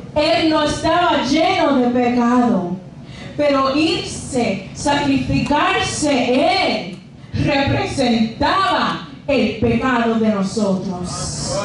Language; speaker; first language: Spanish; early bilingual, other home language; English